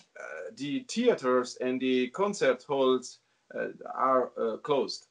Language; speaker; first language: English; non-native, learner; Italian